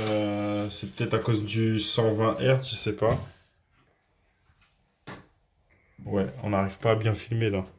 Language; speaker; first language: French; native; French